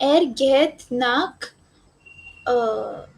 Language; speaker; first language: German; non-native, learner; English